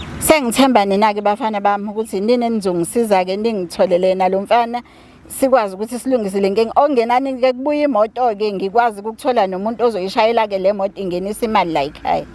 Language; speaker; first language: Zulu; native; Zulu